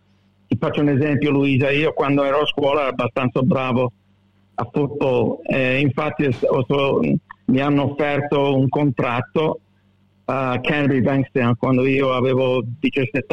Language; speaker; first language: Italian; early bilingual, heritage; Italian